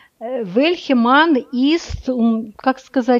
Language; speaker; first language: German; non-native, learner; Russian